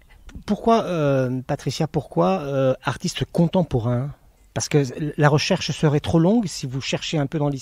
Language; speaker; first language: French; native; French